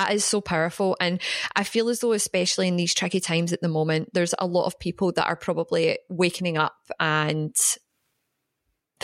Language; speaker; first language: English; native; English